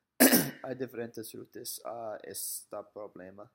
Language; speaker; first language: Spanish; non-native, learner; English